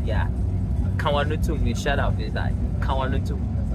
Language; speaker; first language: English; non-native, local second language; Akan